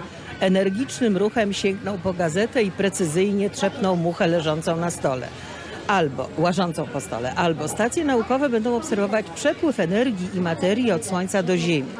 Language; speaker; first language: Polish; native; Polish